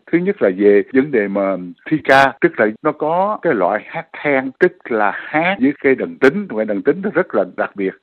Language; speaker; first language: Vietnamese; native; Vietnamese